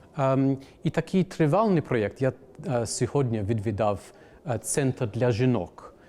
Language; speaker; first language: Ukrainian; non-native, fluent; English